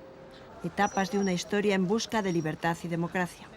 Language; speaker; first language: Spanish; native; Spanish